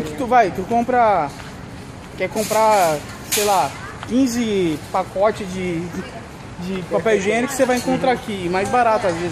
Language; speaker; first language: Portuguese; native; Portuguese